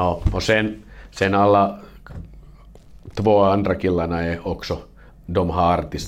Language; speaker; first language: Swedish; non-native, learner; Finnish